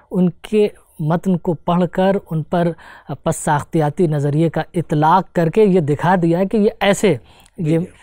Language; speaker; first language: Hindi; native; Hindi